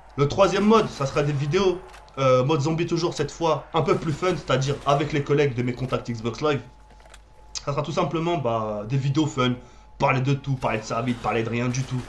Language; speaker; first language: French; early bilingual, other home language; Arabic